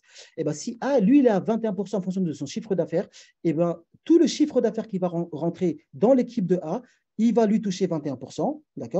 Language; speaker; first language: French; native; French